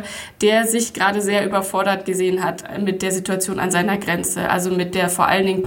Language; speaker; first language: German; native; German